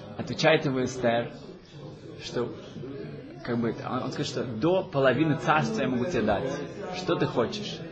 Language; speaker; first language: Russian; early bilingual, heritage; Russian